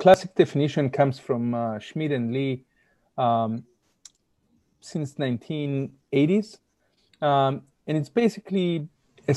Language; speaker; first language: English; non-native, fluent; Greek